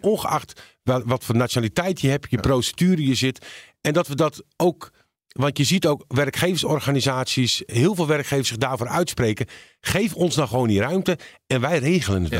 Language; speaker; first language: Dutch; native; Dutch